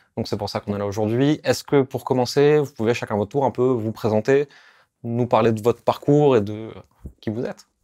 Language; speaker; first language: French; native; French